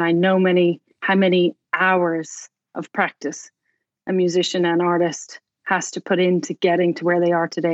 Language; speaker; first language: English; native; English